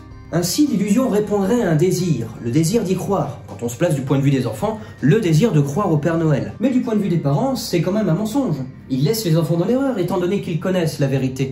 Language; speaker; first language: French; native; French